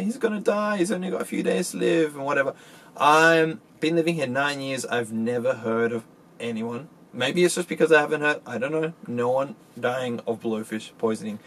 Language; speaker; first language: English; native; English